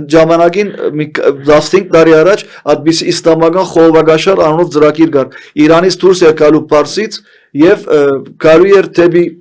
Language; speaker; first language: Armenian; early bilingual, heritage; Armenian